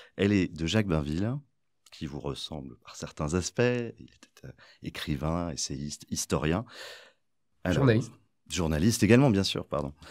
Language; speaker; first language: French; native; French